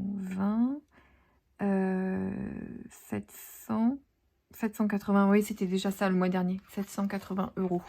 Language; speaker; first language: French; native; French